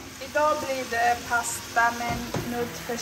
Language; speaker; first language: Swedish; non-native, fluent; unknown